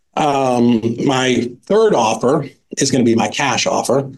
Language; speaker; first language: English; native; English